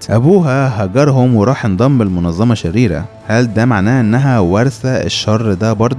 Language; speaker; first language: Arabic; native; Arabic